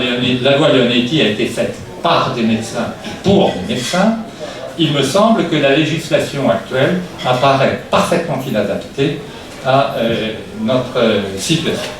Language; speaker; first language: French; native; French